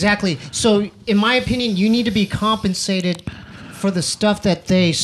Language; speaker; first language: English; native; English